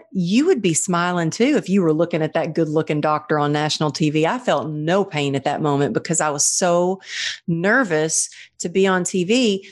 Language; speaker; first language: English; native; English